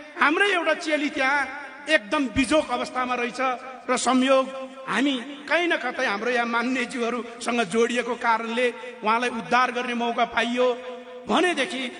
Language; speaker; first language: Nepali; non-native, local second language; Eastern Tamang